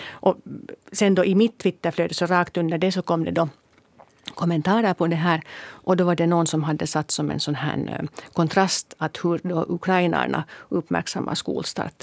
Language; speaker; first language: Swedish; native; Swedish